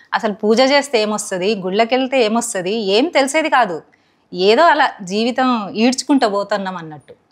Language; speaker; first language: Telugu; non-native, local second language; Hindi